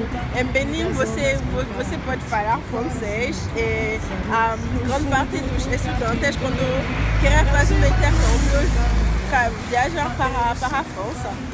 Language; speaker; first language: Portuguese; non-native, learner; French